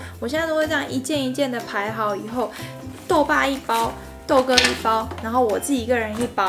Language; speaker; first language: Chinese; native; Chinese